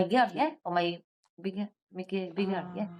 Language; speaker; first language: English; non-native, learner; Hebrew